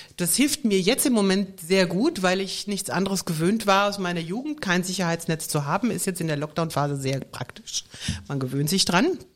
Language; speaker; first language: German; native; German